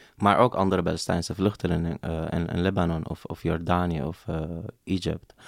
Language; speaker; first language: Dutch; non-native, fluent; Arabic